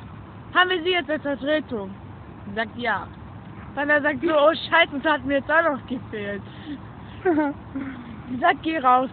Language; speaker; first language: German; early bilingual, other home language; Turkish